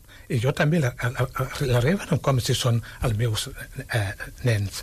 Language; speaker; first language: Catalan; non-native, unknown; Wolof